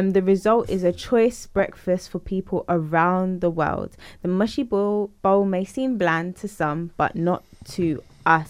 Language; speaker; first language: English; native; English